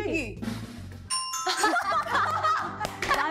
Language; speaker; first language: Korean; native; Korean